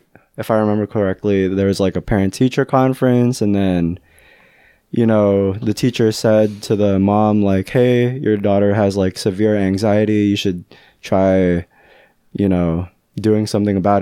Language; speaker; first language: English; native; English